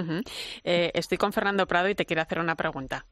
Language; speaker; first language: Spanish; native; Spanish